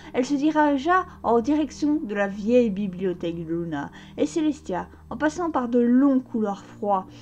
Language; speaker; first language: French; native; French